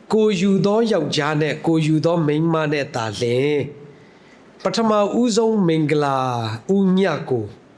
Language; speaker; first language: Burmese; non-native, local second language; Hakha Chin